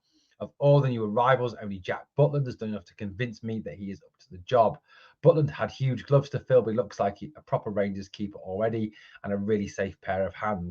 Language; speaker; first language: English; native; English